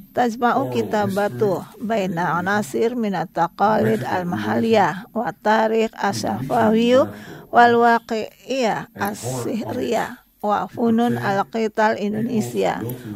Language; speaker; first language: Arabic; non-native, learner; Indonesian